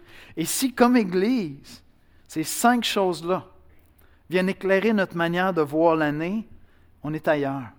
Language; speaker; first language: French; native; French